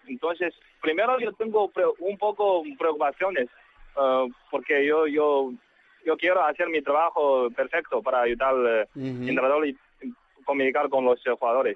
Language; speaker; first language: Spanish; non-native, learner; Chinese